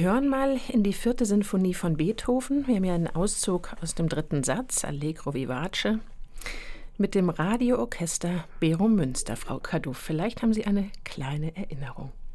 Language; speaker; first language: German; native; German